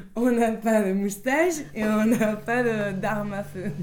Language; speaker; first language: French; non-native, fluent; Spanish